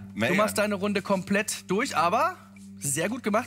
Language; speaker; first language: German; native; German